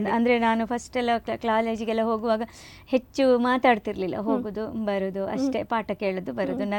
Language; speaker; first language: Kannada; native; Kannada